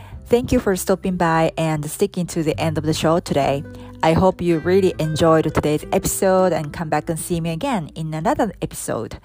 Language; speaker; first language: English; non-native, fluent; Japanese